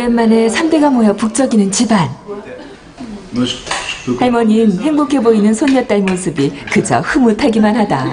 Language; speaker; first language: Korean; native; Korean